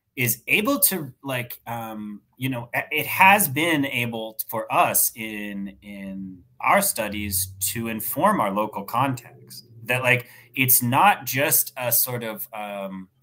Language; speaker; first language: English; native; English